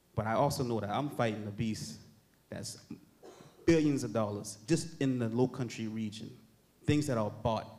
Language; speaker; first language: English; native; English